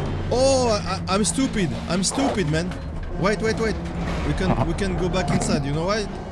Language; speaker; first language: English; non-native, learner; French